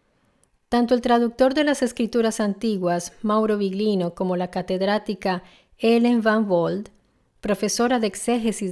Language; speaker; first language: Spanish; non-native, fluent; Italian